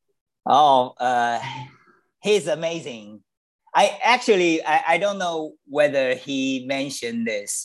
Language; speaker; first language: English; non-native, learner; Chinese